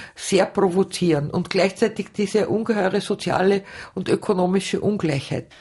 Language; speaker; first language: German; native; German